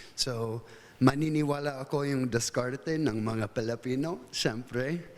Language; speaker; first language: Filipino; non-native, learner; English